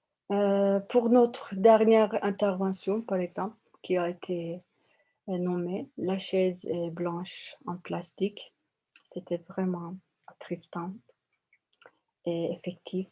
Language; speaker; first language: French; non-native, learner; Turkish